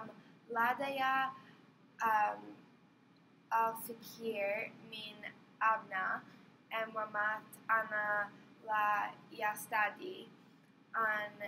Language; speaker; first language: Arabic; non-native, learner; English